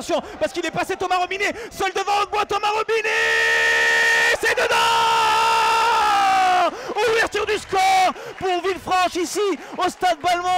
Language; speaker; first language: French; native; French